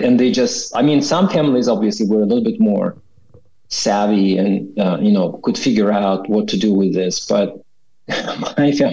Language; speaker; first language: English; non-native, fluent; Russian